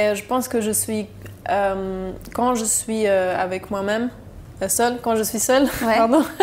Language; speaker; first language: French; non-native, local second language; German